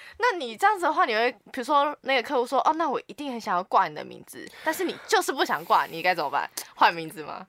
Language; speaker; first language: Chinese; native; Chinese